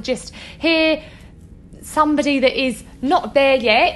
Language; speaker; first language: English; native; English